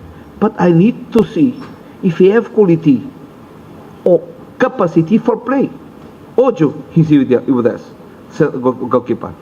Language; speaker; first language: English; non-native, learner; Portuguese